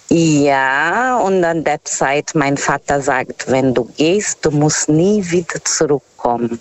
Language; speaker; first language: German; non-native, fluent; Portuguese